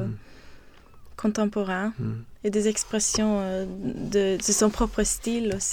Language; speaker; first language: French; non-native, fluent; Swedish